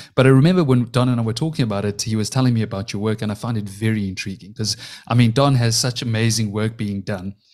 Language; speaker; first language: English; native; English